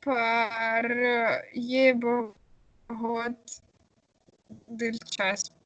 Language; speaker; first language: Hindi; non-native, learner; Russian